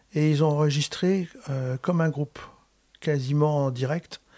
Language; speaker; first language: French; native; French